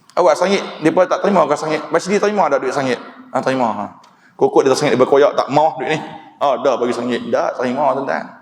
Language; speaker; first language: Malay; native; Malay